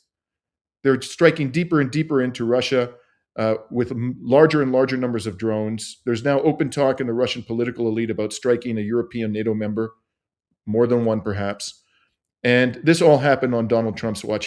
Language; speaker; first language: English; native; English